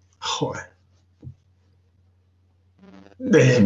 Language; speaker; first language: Spanish; native; Spanish